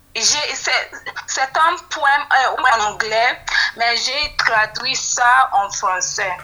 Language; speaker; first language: French; non-native, learner; Yoruba